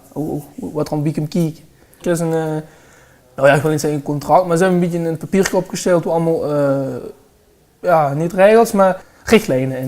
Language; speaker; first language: Dutch; native; Dutch